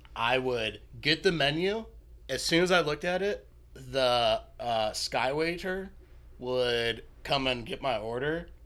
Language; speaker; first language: English; native; English